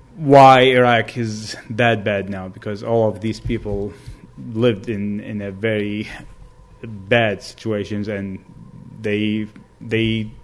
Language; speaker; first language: English; non-native, fluent; Arabic